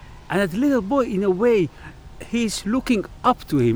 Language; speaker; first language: English; non-native, fluent; Persian